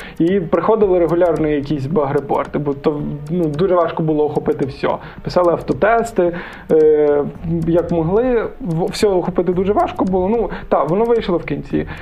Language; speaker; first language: Ukrainian; native; Ukrainian